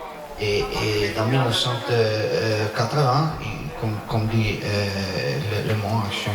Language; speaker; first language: French; non-native, learner; Italian